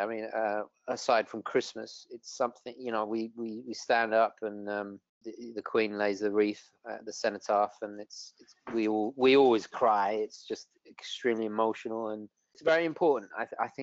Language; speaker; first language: English; non-native, local second language; Italian